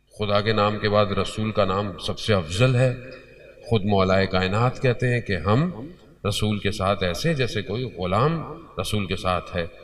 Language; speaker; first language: Urdu; early bilingual, heritage; Urdu